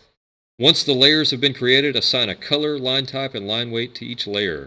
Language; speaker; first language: English; native; English